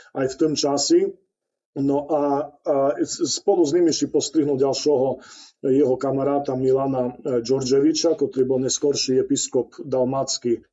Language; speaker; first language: Slovak; non-native, local second language; Rusyn